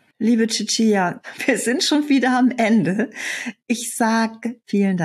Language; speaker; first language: German; native; German